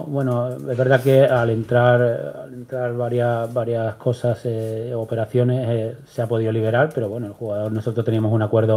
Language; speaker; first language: Spanish; native; Spanish